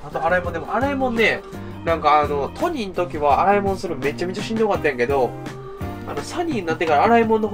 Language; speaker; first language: Japanese; native; Japanese